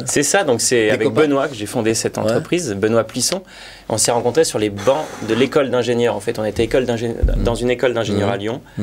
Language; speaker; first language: French; native; French